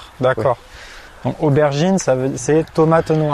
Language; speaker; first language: French; native; French